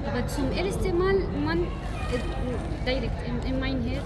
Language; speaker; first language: German; non-native, learner; Arabic